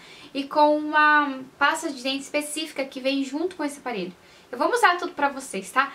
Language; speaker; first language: Portuguese; native; Portuguese